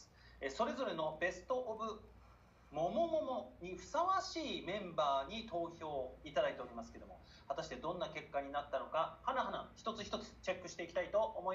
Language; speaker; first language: Japanese; native; Japanese